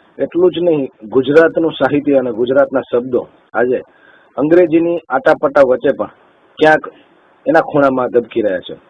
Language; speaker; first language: Gujarati; native; Gujarati